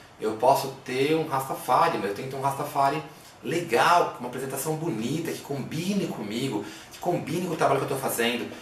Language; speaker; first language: Portuguese; native; Portuguese